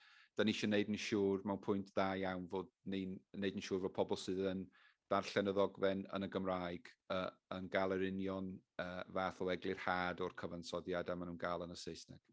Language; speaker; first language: Welsh; non-native, local second language; English